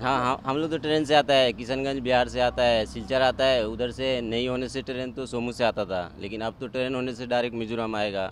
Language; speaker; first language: Hindi; non-native, local second language; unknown